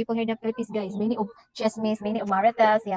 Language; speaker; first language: English; non-native, local second language; Cebuano